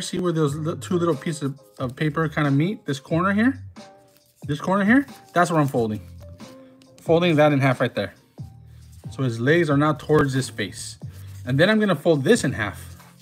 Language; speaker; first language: English; early bilingual, other home language; Spanish